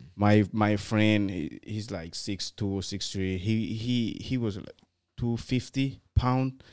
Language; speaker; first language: English; non-native, fluent; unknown